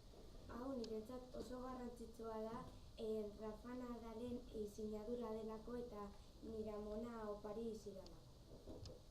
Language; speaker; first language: Basque; non-native, local second language; Spanish